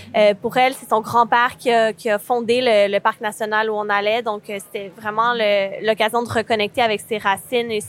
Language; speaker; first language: French; native; French